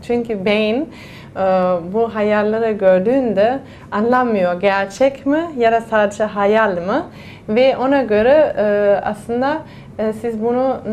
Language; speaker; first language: Turkish; non-native, fluent; German